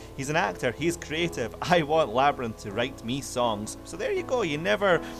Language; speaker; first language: English; native; English